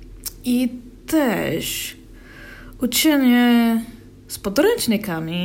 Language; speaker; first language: Polish; non-native, learner; English